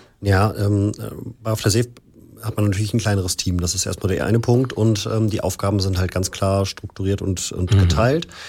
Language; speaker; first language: German; native; German